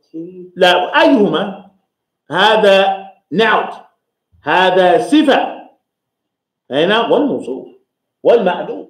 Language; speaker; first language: Arabic; non-native, fluent; English